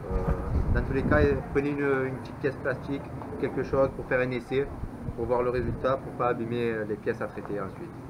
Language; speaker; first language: French; native; French